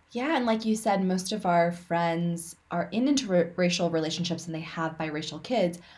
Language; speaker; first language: English; early bilingual, other home language; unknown